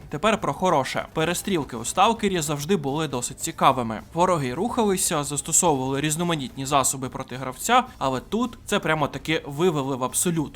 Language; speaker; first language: Ukrainian; native; Ukrainian